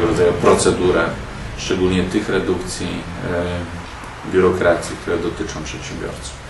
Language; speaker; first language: Polish; native; Polish